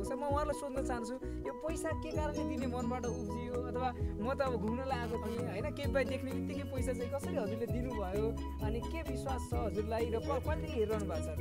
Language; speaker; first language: Nepali; native; Nepali